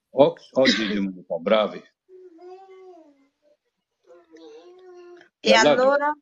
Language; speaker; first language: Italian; non-native, fluent; Arabic